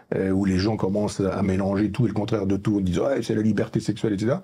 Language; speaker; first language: French; native; French